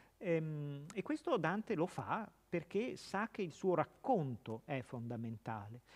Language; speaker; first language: Italian; native; Italian